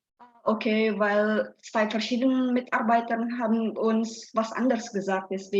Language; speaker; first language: German; non-native, fluent; Indonesian